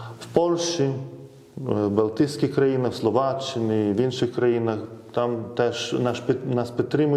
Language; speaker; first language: Ukrainian; non-native, fluent; Lithuanian